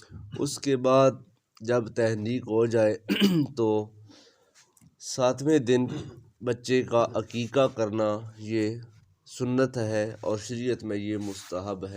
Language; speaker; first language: Urdu; native; Urdu